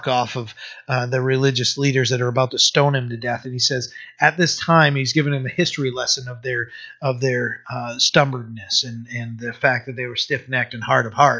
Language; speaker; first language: English; native; English